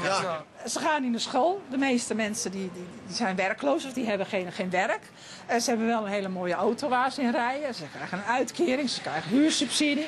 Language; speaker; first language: Dutch; native; Dutch